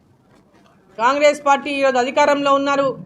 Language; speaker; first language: Telugu; native; Telugu